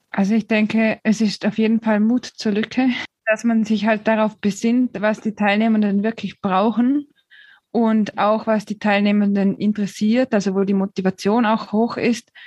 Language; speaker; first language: German; native; German